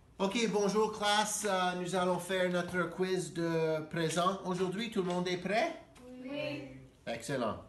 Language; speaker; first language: French; non-native, learner; English